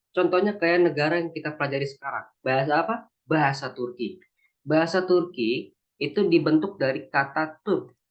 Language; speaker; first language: Indonesian; native; Indonesian